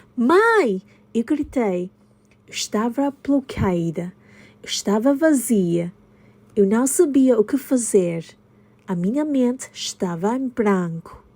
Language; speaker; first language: Portuguese; non-native, learner; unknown